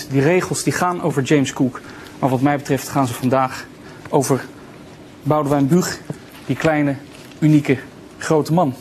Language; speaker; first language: Dutch; native; Dutch